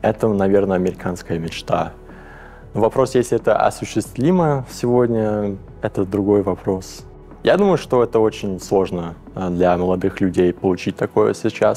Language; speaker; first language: Russian; early bilingual, heritage; English